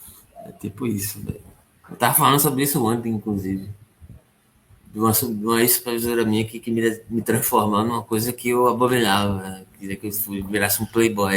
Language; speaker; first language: Portuguese; native; Portuguese